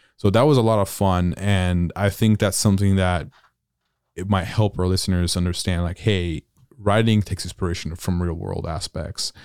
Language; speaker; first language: English; non-native, fluent; Italian